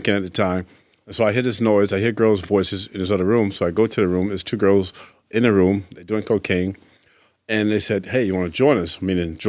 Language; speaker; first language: English; native; English